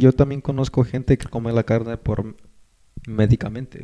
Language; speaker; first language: Spanish; early bilingual, heritage; Spanish